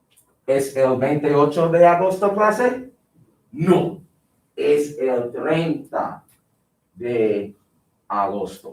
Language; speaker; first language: Spanish; non-native, fluent; English